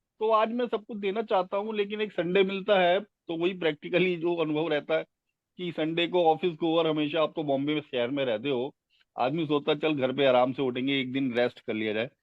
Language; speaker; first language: Hindi; native; Hindi